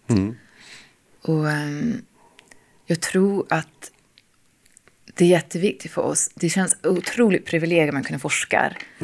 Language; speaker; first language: Swedish; non-native, fluent; English